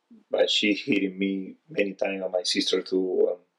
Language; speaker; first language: English; non-native, learner; Spanish